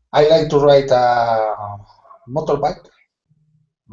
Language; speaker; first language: English; non-native, learner; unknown